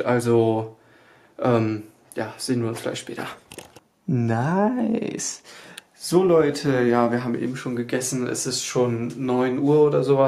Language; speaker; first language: German; native; German